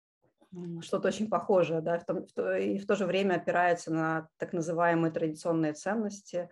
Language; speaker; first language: Russian; native; Russian